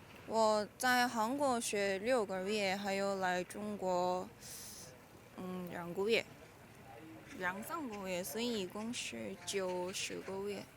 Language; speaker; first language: Chinese; non-native, learner; Korean